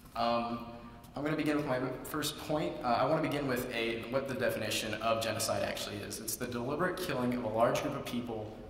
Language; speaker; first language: English; native; English